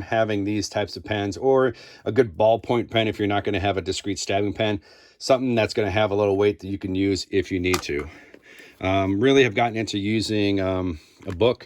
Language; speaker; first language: English; native; English